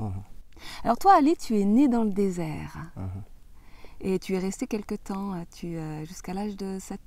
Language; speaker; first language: French; native; French